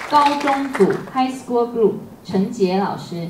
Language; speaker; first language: Chinese; native; Chinese